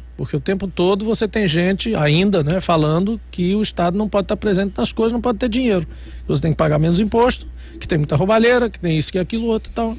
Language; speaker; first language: Portuguese; native; Portuguese